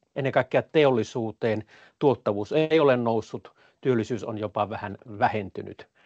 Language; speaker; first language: Finnish; native; Finnish